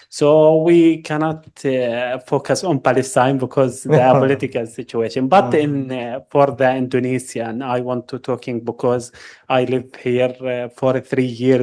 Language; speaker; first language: English; non-native, learner; Arabic